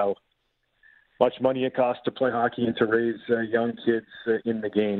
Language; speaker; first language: English; native; English